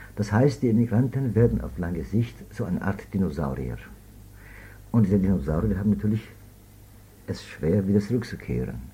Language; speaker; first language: German; non-native, fluent; Persian